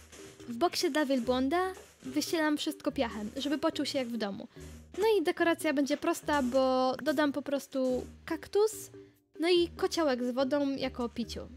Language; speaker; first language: Polish; native; Polish